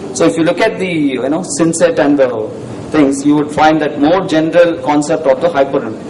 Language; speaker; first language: English; non-native, local second language; Tamil